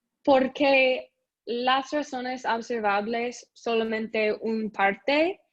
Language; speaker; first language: Spanish; non-native, learner; English